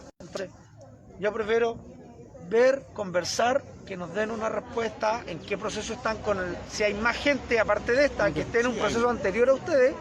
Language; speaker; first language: Spanish; native; Spanish